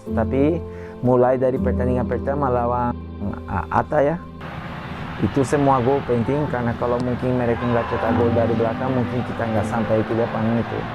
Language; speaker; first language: Indonesian; non-native, fluent; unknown